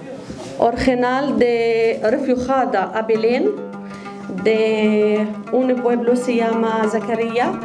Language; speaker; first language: Spanish; non-native, learner; Arabic